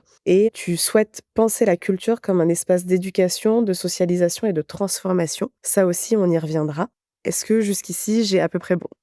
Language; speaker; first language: French; native; French